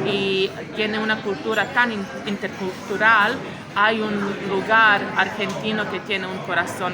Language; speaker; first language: Spanish; non-native, fluent; Croatian